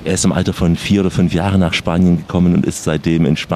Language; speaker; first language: German; native; German